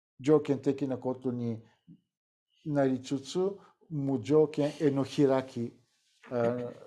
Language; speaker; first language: Japanese; non-native, fluent; Bulgarian